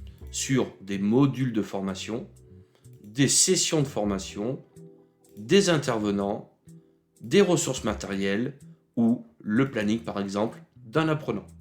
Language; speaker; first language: French; native; French